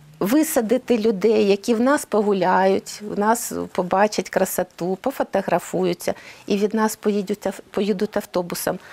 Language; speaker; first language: Ukrainian; non-native, local second language; Russian